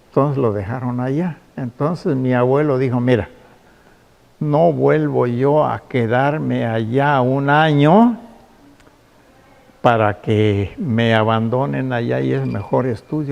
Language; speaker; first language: Spanish; native; Spanish